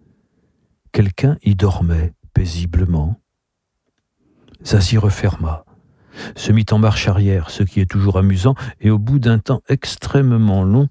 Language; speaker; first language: French; native; French